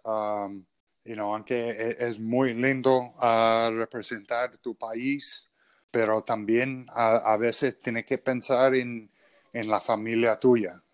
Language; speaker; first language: Spanish; early bilingual, other home language; English